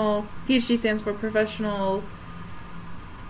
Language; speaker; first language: English; native; English